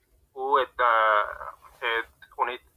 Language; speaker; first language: French; non-native, learner; Spanish